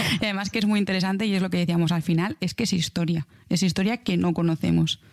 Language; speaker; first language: Spanish; native; Spanish